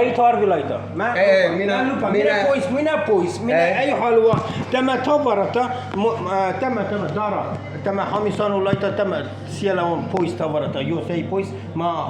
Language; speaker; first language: Finnish; non-native, learner; Turkish